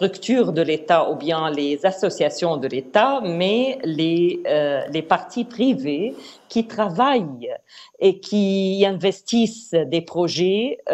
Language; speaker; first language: French; non-native, fluent; Arabic